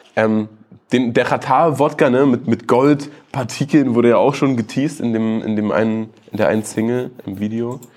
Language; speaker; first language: German; native; German